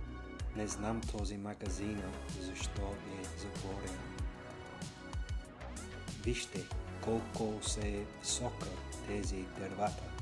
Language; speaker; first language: Bulgarian; non-native, learner; English